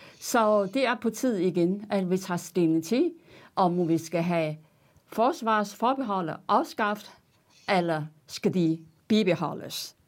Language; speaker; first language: Danish; non-native, fluent; Chinese